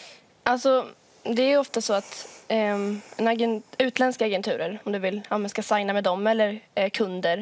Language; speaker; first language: Swedish; native; Swedish